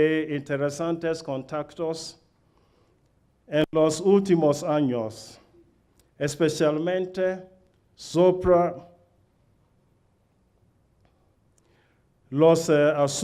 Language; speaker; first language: Spanish; non-native, learner; Akan